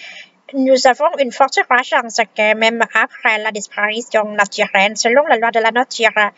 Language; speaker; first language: French; non-native, fluent; Vietnamese